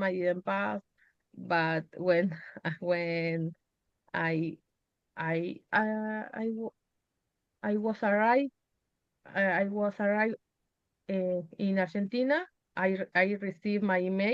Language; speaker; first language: English; non-native, learner; Spanish